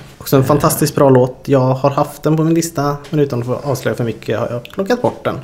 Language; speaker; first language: Swedish; native; Swedish